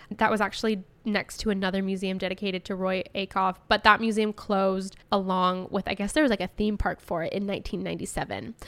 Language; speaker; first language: English; native; English